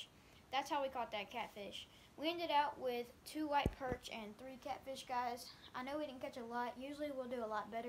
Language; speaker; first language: English; native; English